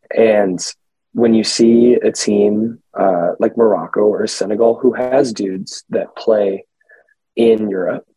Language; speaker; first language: English; native; English